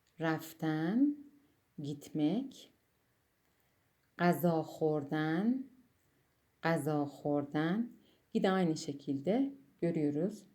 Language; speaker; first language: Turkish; non-native, fluent; Persian